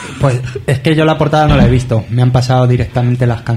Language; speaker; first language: Spanish; native; Spanish